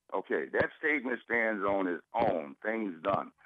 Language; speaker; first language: English; native; English